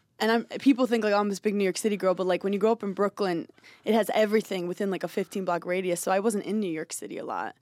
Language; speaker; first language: English; native; English